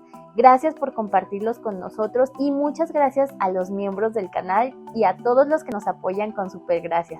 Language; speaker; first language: Spanish; native; Spanish